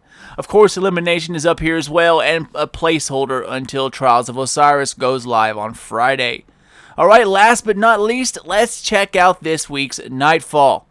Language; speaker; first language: English; native; English